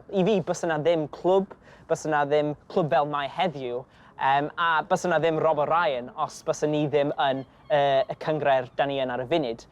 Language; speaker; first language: Welsh; non-native, local second language; English